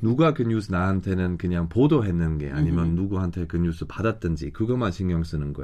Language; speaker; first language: Korean; non-native, fluent; German